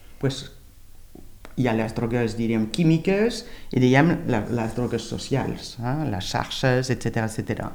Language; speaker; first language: Catalan; non-native, fluent; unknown